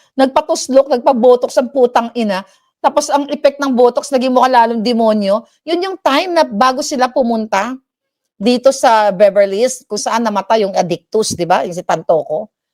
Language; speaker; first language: Filipino; non-native, local second language; Hiligaynon